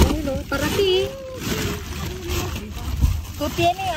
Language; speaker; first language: Spanish; non-native, learner; Filipino